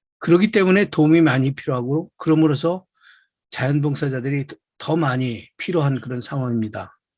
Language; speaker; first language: Korean; native; Korean